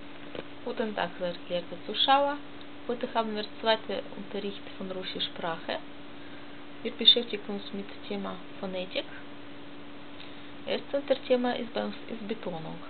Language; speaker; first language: German; non-native, learner; Russian